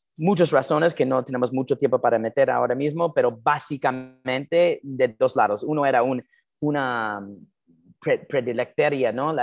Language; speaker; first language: Spanish; non-native, fluent; English